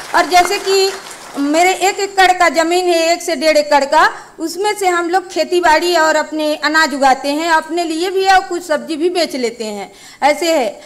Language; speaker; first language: Hindi; native; Hindi